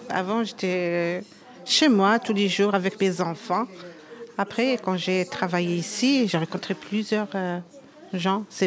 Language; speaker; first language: French; non-native, learner; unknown